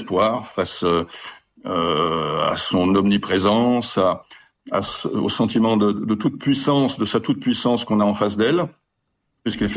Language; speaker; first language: French; native; French